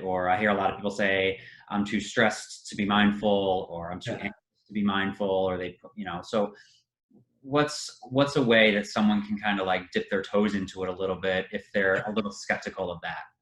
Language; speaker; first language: English; native; English